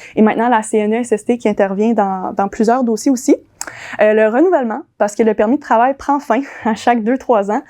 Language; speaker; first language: French; early bilingual, other home language; English